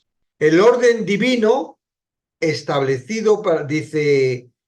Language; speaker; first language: Spanish; native; Spanish